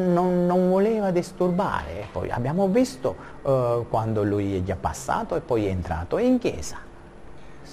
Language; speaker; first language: Italian; non-native, learner; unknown